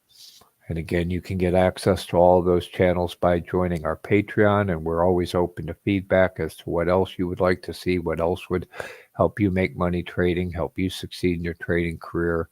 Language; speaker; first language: English; native; English